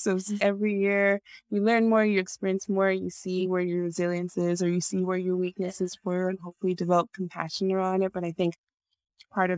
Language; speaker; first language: English; non-native, local second language; Yoruba